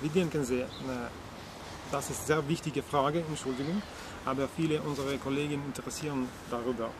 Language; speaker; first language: German; non-native, learner; Russian